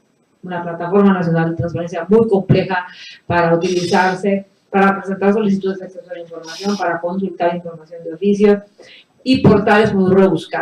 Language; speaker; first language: Spanish; native; Spanish